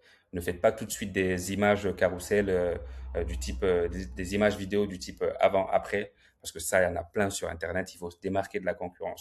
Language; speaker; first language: French; native; French